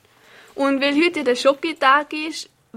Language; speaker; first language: German; native; German